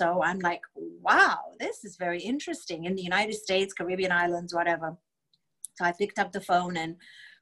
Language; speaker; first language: English; non-native, fluent; Romanian